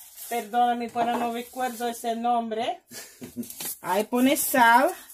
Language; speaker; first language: Spanish; non-native, learner; English